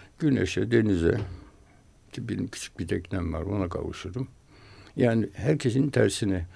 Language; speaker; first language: Turkish; native; Turkish